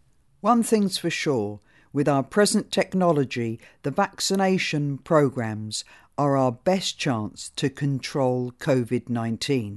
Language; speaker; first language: English; native; English